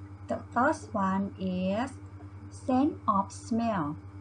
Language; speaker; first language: English; non-native, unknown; Thai